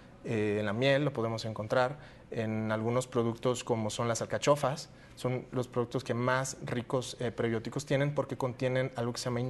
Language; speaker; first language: Spanish; native; Spanish